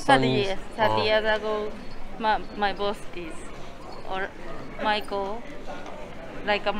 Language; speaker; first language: English; non-native, learner; Japanese